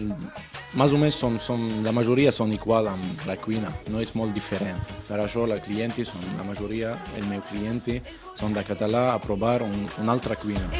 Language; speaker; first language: Catalan; non-native, learner; Arabic